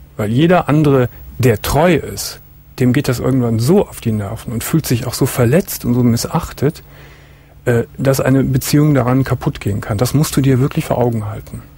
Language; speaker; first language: German; native; German